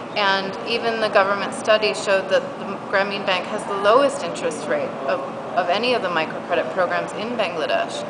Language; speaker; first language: English; native; English